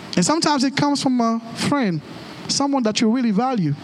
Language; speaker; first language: English; non-native, fluent; Haitian Creole